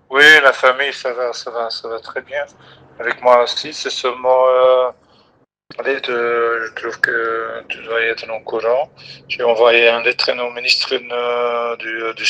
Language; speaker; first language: French; non-native, local second language; Dutch